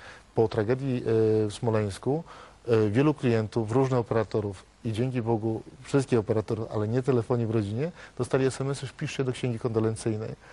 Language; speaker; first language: Polish; native; Polish